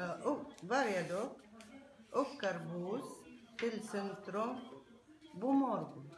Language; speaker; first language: Swedish; non-native, learner; Arabic